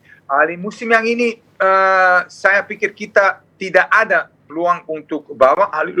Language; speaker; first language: Indonesian; non-native, fluent; Serbian